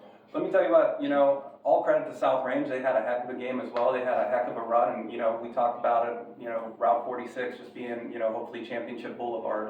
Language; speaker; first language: English; native; English